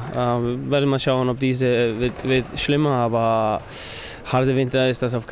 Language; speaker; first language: German; non-native, fluent; Icelandic